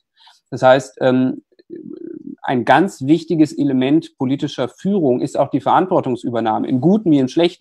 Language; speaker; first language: German; native; German